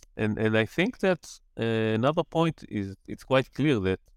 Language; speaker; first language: English; non-native, fluent; Hebrew